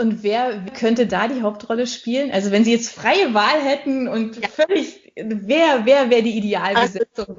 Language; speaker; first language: German; native; German